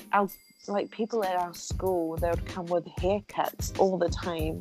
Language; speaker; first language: English; native; English